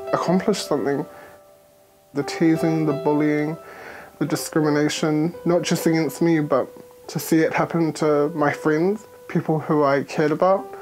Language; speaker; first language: English; native; English